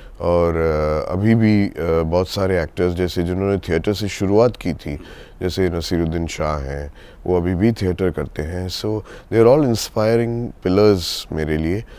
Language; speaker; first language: Hindi; non-native, local second language; Tamil